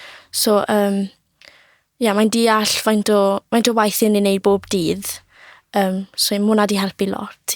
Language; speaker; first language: Welsh; native; Welsh